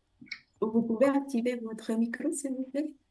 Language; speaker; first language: French; non-native, fluent; Indonesian